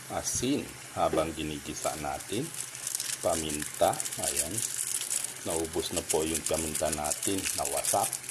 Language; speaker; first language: Filipino; non-native, local second language; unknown